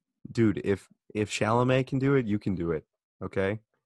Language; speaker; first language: English; native; English